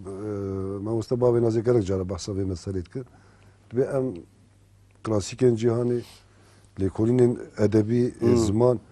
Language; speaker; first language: Kurdish; native; Kurdish